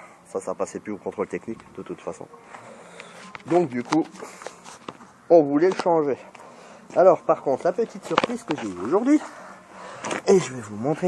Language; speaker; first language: French; native; French